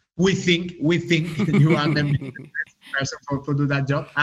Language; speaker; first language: English; non-native, learner; Spanish